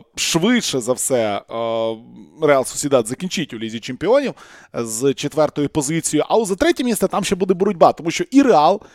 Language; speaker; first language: Ukrainian; non-native, local second language; Russian